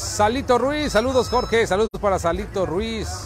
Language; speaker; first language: Spanish; native; Spanish